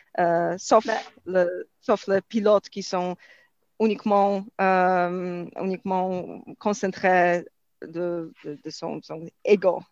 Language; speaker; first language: French; non-native, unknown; Polish